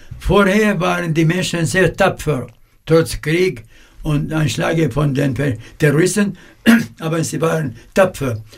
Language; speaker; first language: German; non-native, fluent; Arabic